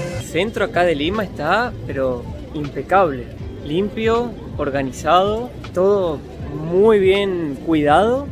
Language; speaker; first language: Spanish; native; Spanish